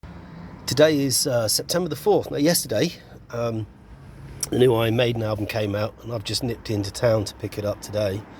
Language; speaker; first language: English; native; English